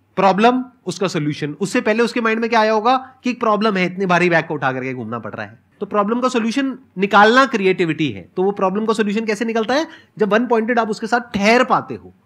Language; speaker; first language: Hindi; native; Hindi